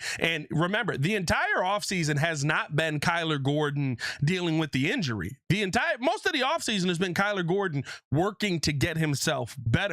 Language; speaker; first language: English; native; English